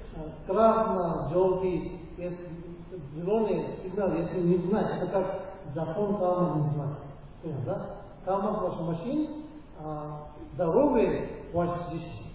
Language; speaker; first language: Russian; non-native, learner; Tibetan